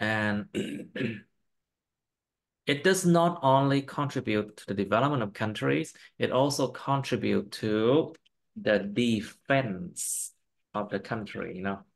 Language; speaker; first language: English; non-native, fluent; Vietnamese